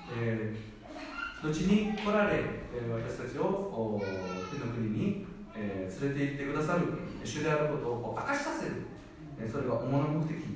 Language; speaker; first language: Japanese; non-native, fluent; Korean